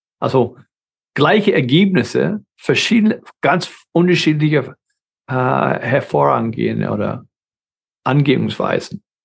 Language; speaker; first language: German; non-native, fluent; English